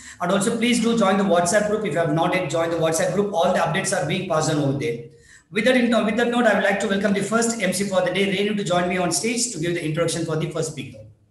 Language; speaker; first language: English; non-native, local second language; Tamil